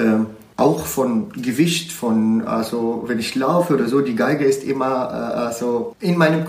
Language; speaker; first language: German; non-native, learner; Arabic